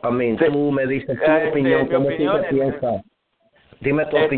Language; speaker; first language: Spanish; early bilingual, heritage; Spanish